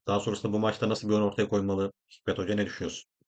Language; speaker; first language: Turkish; native; Turkish